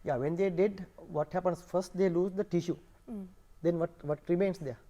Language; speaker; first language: English; non-native, local second language; Sinhala